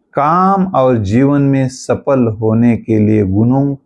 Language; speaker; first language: Hindi; non-native, local second language; Marathi